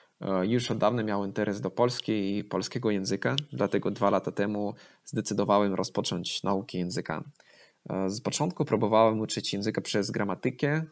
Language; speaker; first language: Polish; non-native, learner; Russian